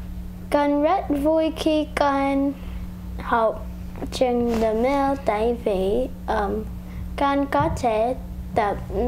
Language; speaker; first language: Vietnamese; early bilingual, heritage; Vietnamese